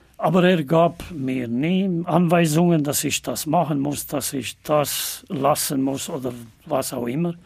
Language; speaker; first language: German; non-native, fluent; Albanian